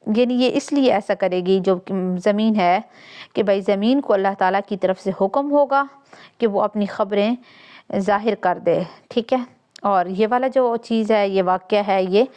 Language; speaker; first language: Urdu; non-native, local second language; Punjabi